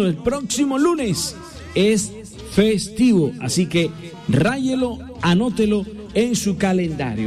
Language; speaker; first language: Spanish; native; Spanish